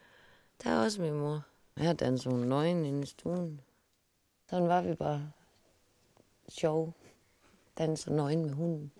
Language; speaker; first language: Danish; native; Danish